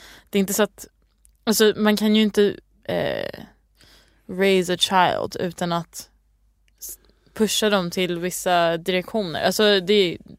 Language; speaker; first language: Swedish; early bilingual, other home language; English